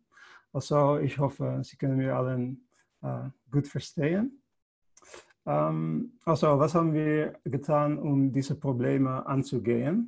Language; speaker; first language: German; non-native, fluent; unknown